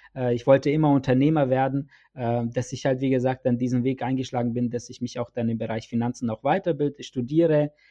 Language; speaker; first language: German; early bilingual, other home language; Bosnian